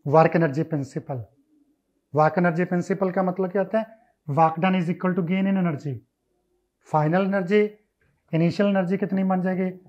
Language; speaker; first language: Hindi; non-native, local second language; Punjabi